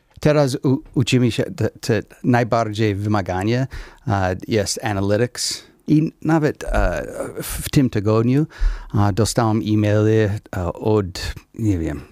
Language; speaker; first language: Polish; non-native, learner; English